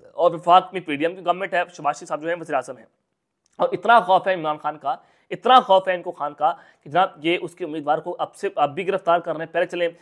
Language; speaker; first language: Urdu; non-native, local second language; Punjabi